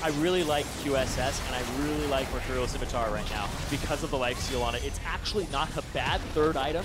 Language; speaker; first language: English; native; English